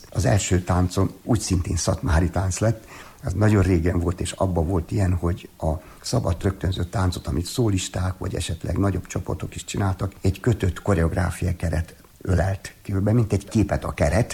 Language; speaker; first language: Hungarian; native; Hungarian